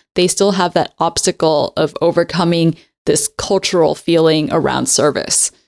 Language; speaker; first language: English; native; English